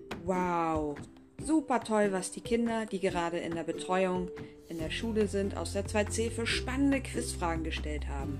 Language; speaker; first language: German; native; German